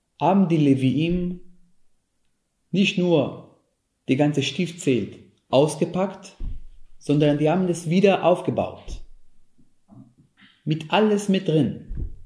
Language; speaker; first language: German; non-native, fluent; Hebrew